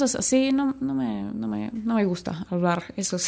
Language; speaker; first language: Spanish; non-native, learner; Finnish